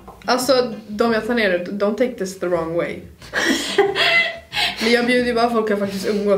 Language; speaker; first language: Swedish; native; Swedish